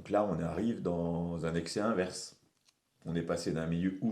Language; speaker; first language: French; native; French